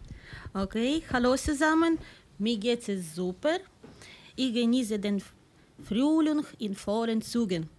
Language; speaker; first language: German; non-native, learner; Ukrainian